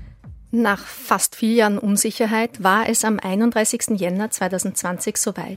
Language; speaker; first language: German; native; German